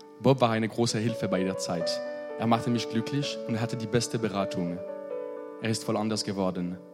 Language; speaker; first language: German; non-native, learner; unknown